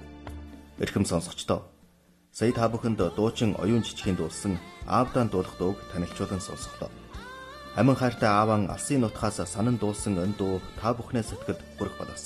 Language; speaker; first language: Mongolian; native; Mongolian